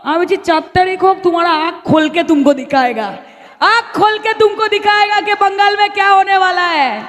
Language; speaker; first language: Hindi; non-native, local second language; Bangla